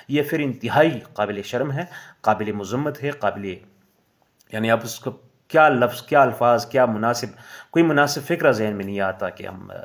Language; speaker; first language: Urdu; non-native, local second language; Pashto